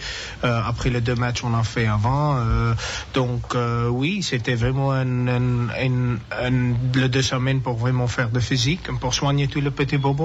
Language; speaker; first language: French; non-native, learner; English